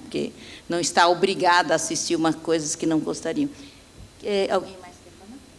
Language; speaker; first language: Portuguese; native; Portuguese